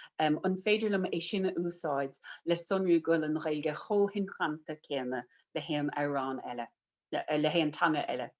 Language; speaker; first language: Irish; native; Irish